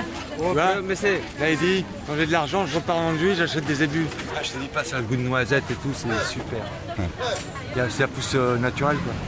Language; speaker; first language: French; native; French